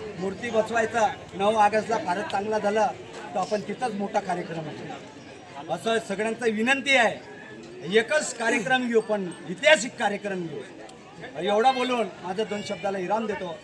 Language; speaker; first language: Marathi; non-native, local second language; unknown